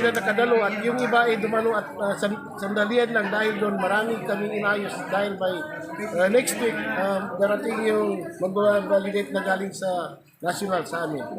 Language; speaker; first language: Filipino; non-native, local second language; Maguindanaon